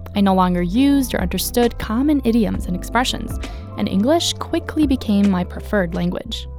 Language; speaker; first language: English; early bilingual, other home language; Arabic